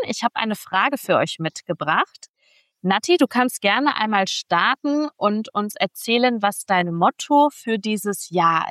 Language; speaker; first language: German; native; German